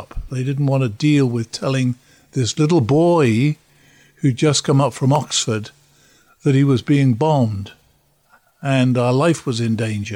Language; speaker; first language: English; native; English